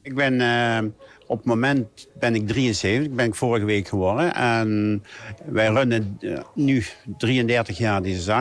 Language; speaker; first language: Dutch; native; Dutch